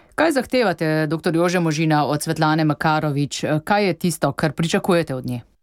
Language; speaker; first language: Slovenian; native; Slovenian